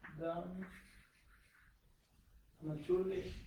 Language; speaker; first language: German; non-native, fluent; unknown